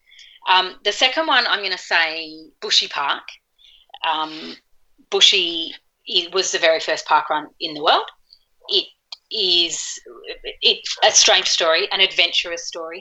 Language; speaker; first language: English; native; English